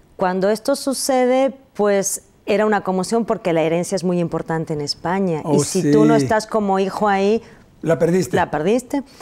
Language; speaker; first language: Spanish; native; Spanish